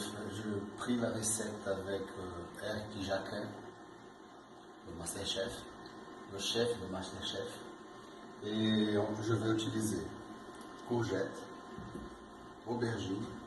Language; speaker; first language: French; non-native, learner; Portuguese